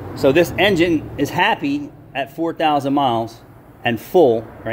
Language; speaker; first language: English; native; English